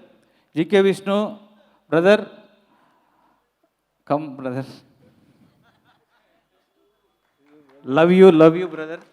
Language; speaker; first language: Telugu; native; Telugu